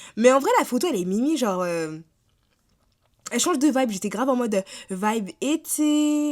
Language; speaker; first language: French; native; French